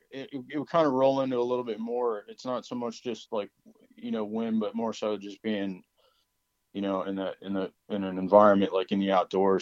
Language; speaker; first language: English; native; English